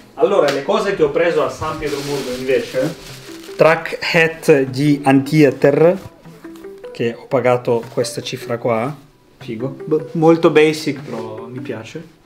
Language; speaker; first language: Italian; early bilingual, other home language; Russian